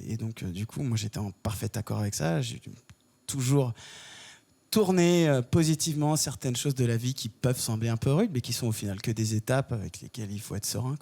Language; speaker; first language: French; native; French